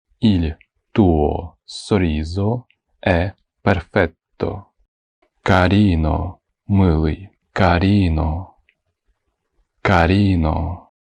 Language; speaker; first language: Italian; non-native, fluent; Ukrainian